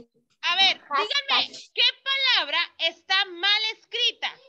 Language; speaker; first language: Spanish; native; Spanish